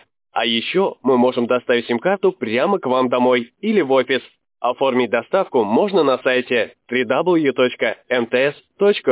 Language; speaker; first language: Russian; native; Russian